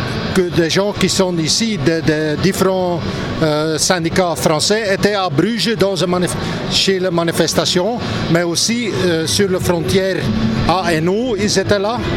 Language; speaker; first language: French; non-native, local second language; Dutch